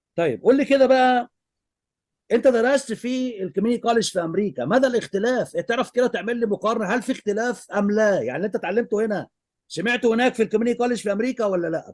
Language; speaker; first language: Egyptian Arabic; native; Egyptian Arabic